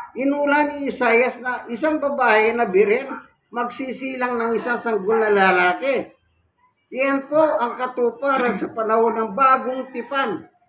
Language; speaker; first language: Filipino; non-native, local second language; Pampanga